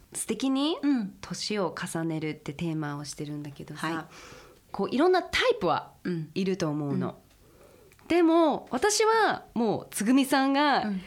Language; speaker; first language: Japanese; early bilingual, heritage; Japanese